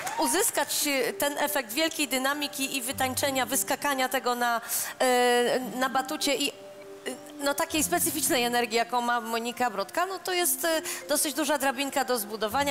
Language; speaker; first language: Polish; native; Polish